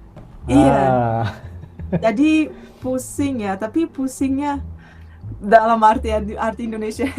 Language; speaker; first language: Indonesian; non-native, fluent; Russian